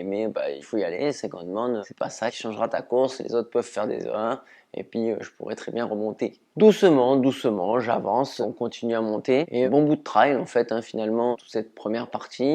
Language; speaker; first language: French; native; French